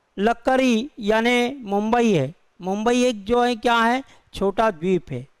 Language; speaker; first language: Hindi; non-native, local second language; Urdu